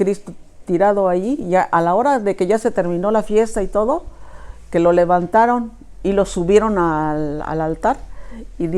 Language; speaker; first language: Spanish; native; Spanish